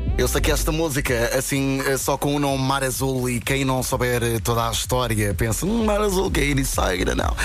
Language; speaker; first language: Portuguese; native; Portuguese